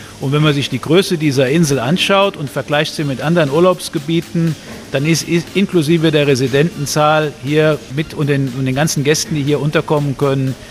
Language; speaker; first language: German; native; German